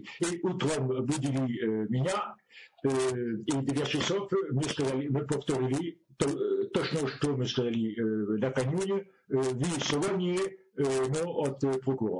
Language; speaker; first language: Russian; non-native, learner; French